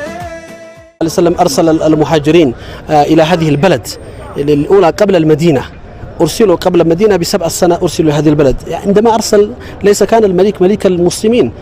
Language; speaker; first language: Arabic; non-native, learner; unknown